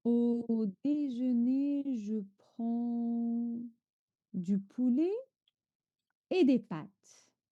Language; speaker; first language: French; non-native, fluent; Chinese